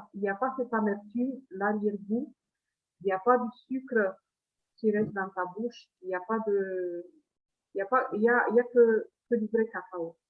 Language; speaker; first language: French; non-native, fluent; Italian